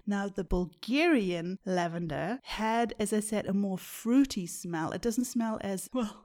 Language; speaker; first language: English; non-native, fluent; German